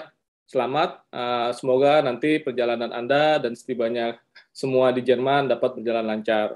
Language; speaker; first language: Indonesian; native; Indonesian